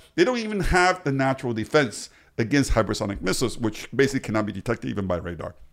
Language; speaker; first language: English; early bilingual, other home language; Chinese